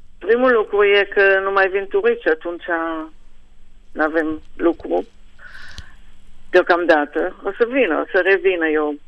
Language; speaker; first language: Romanian; early bilingual, heritage; Hebrew